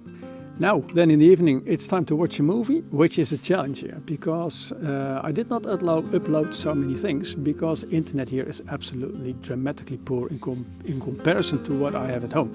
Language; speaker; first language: English; non-native, fluent; Dutch